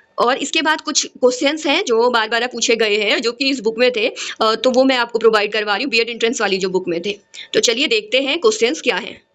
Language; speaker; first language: Hindi; native; Hindi